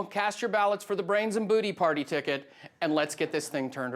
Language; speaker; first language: English; native; English